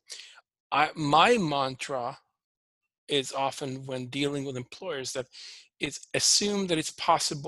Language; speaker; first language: English; non-native, fluent; Swedish